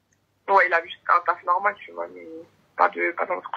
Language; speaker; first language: French; native; French